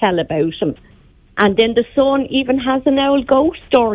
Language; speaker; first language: English; native; English